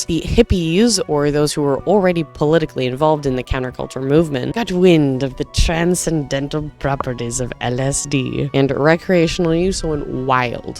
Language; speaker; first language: English; native; English